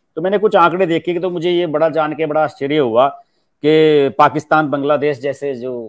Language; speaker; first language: Hindi; native; Hindi